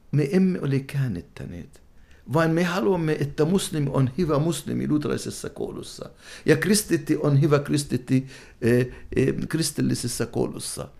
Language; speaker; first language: Finnish; non-native, fluent; Arabic